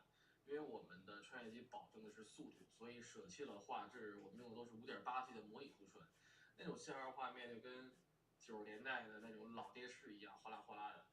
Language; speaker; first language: Chinese; native; Chinese